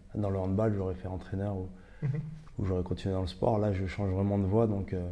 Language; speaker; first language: French; native; French